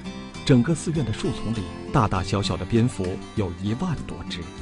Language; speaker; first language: Chinese; native; Chinese